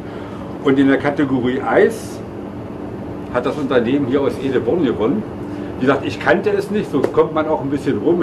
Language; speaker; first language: German; native; German